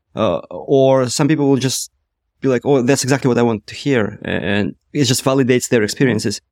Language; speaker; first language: English; non-native, fluent; Russian